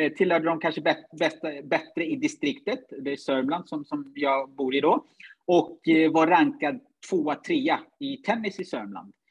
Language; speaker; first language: Swedish; early bilingual, other home language; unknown